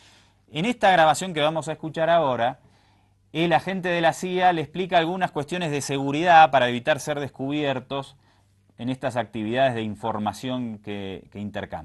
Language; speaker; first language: Spanish; native; Spanish